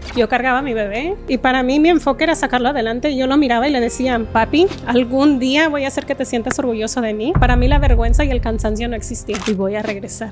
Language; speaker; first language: Spanish; native; Spanish